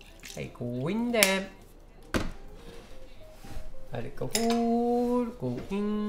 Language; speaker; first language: English; non-native, learner; Japanese